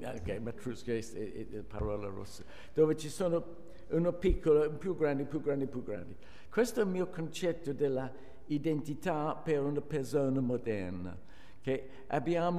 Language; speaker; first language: Italian; non-native, fluent; English